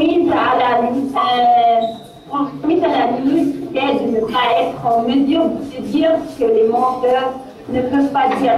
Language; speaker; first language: French; non-native, local second language; Arabic